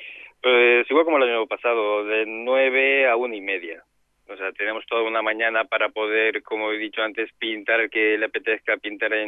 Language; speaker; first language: Spanish; native; Spanish